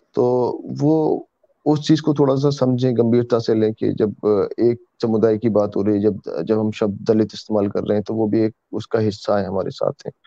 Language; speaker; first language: Hindi; native; Hindi